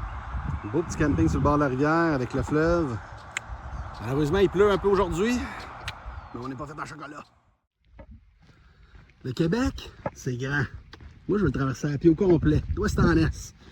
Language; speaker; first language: French; native; French